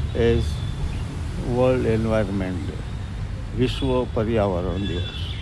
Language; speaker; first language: English; non-native, local second language; Gujarati